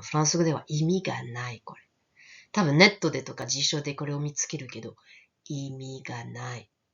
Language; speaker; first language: Japanese; non-native, fluent; French